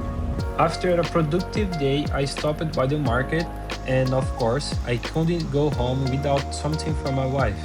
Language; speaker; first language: English; non-native, fluent; Portuguese